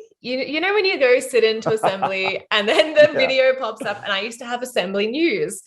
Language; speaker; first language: English; native; English